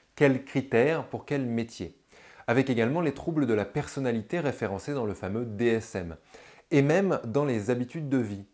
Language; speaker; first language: French; native; French